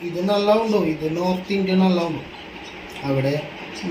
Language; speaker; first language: Malayalam; non-native, learner; Hindi